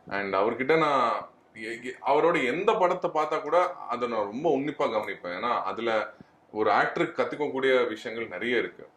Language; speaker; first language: Tamil; non-native, fluent; Kannada